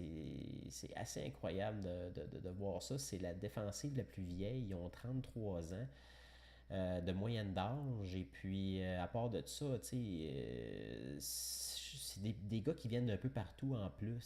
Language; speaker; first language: French; native; French